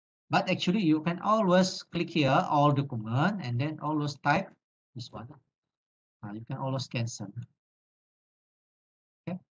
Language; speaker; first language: English; non-native, local second language; Malay